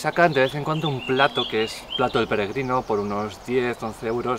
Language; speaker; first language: Spanish; native; Spanish